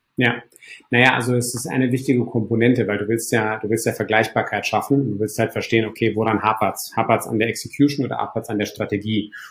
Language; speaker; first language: German; early bilingual, other home language; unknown